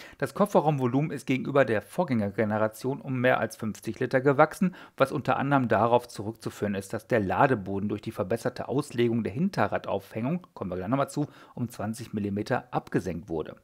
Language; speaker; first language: German; native; German